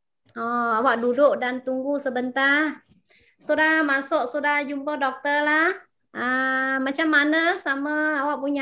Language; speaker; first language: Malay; non-native, fluent; Vietnamese